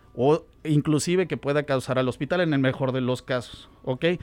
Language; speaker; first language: Spanish; native; Spanish